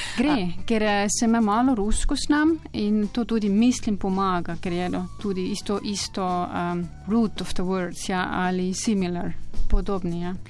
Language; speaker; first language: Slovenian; non-native, learner; Estonian